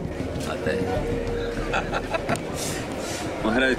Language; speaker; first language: Hindi; non-native, fluent; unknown